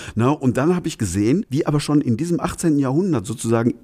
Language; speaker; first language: German; native; German